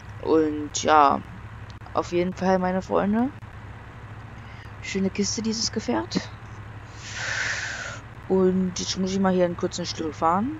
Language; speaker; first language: German; native; German